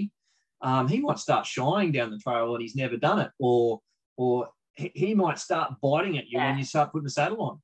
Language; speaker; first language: English; native; English